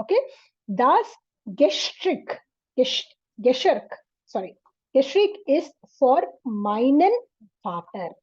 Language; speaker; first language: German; non-native, learner; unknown